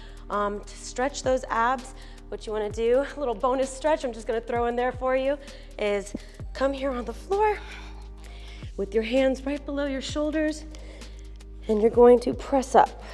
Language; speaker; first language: English; native; English